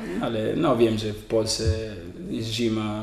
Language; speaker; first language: Polish; non-native, learner; Italian